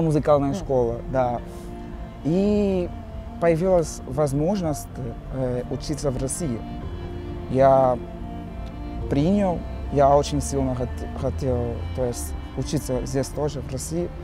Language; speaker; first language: Russian; non-native, learner; Portuguese